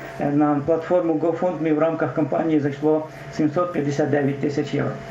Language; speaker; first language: Ukrainian; native; Ukrainian